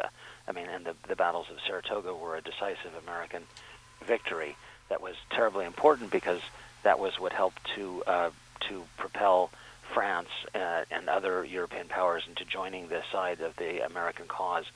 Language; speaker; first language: English; native; English